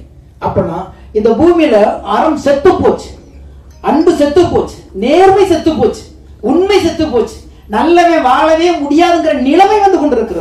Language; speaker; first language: Tamil; native; Tamil